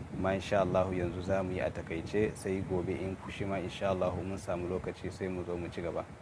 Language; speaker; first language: Hausa; non-native, local second language; Kanuri